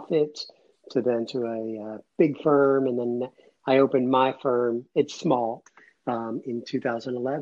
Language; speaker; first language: English; native; English